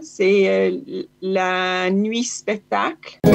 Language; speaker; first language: French; non-native, learner; Hebrew